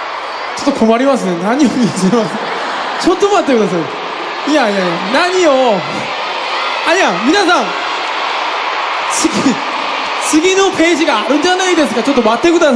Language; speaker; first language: Japanese; non-native, fluent; Korean